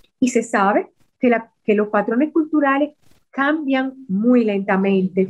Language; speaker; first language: Spanish; native; Spanish